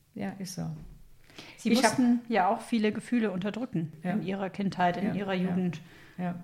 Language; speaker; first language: German; native; German